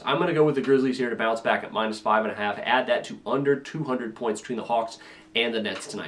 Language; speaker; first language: English; native; English